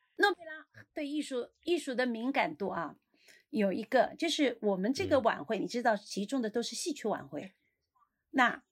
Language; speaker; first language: Chinese; native; Chinese